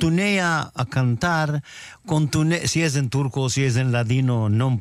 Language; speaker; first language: Spanish; early bilingual, heritage; Ladino